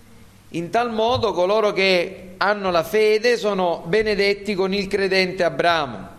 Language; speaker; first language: Italian; native; Italian